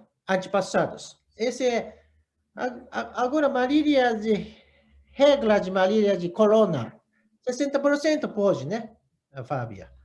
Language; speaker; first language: Portuguese; non-native, learner; Japanese